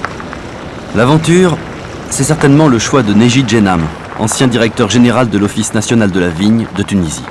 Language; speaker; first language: French; native; French